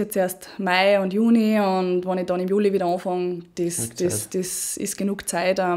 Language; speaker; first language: German; native; German